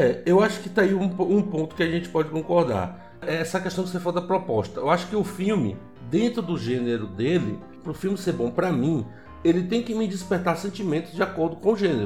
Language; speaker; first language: Portuguese; native; Portuguese